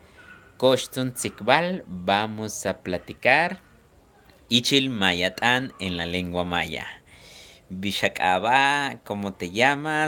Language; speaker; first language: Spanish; non-native, local second language; Yucateco